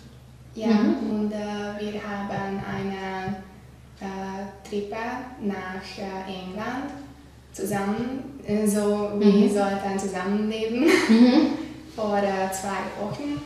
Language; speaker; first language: German; non-native, learner; Hungarian